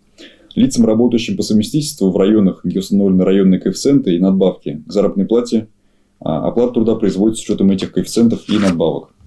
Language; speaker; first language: Russian; native; Russian